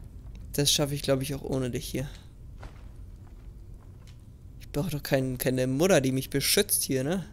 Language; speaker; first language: German; native; German